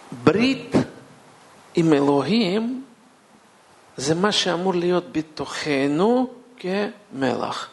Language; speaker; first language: Hebrew; non-native, fluent; Russian